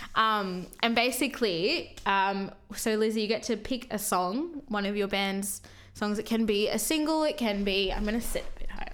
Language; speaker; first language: English; native; English